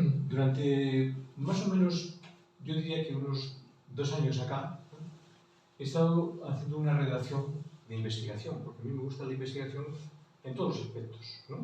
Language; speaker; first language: Spanish; native; Spanish